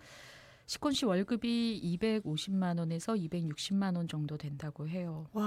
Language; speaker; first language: Korean; native; Korean